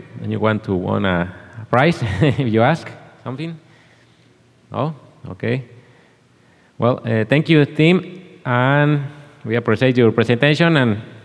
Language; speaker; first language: English; non-native, learner; Spanish